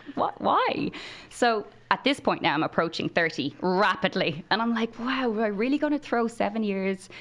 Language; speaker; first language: English; native; English